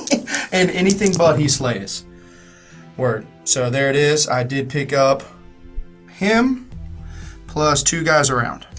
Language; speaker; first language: English; native; English